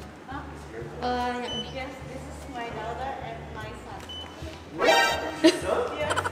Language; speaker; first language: English; non-native, learner; Indonesian